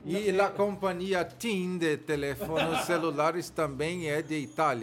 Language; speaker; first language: Italian; non-native, learner; Portuguese